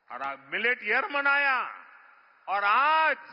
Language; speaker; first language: Hindi; non-native, local second language; Gujarati